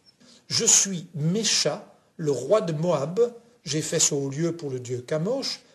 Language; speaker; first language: French; non-native, local second language; Dutch